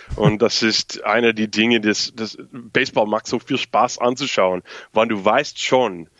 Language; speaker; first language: German; non-native, fluent; English